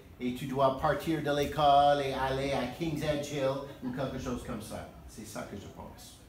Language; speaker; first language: French; non-native, learner; English